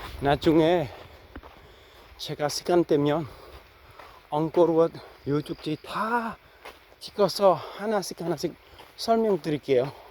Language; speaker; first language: Korean; non-native, fluent; Khmer